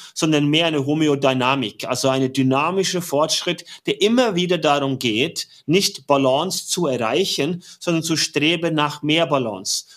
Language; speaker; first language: German; non-native, fluent; Norwegian